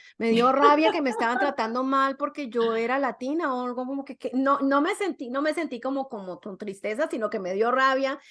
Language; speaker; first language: Spanish; early bilingual, other home language; English